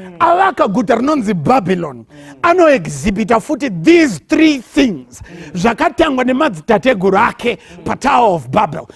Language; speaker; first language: Shona; native; Shona